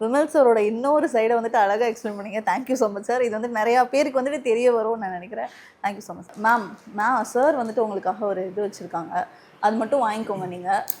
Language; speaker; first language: Tamil; native; Tamil